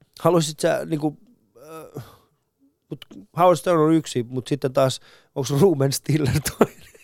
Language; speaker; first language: Finnish; early bilingual, other home language; Persian